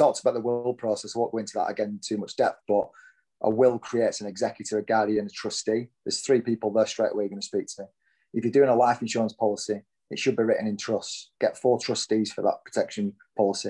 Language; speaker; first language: English; native; English